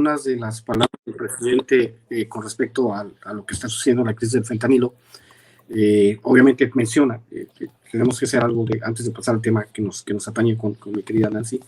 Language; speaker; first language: Spanish; native; Spanish